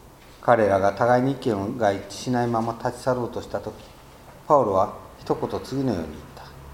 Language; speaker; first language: Japanese; native; Japanese